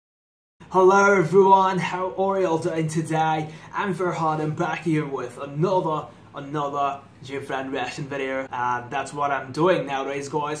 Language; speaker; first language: English; non-native, fluent; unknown